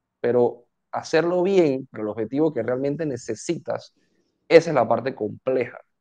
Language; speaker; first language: Spanish; native; Spanish